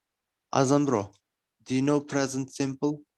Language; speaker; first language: English; non-native, fluent; Uzbek